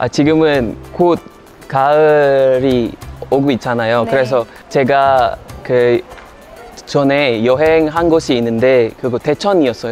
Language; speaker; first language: Korean; non-native, fluent; Indonesian